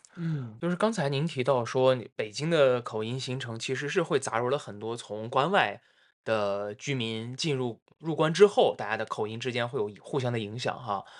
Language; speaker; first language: Chinese; native; Chinese